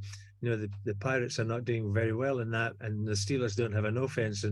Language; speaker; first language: English; native; English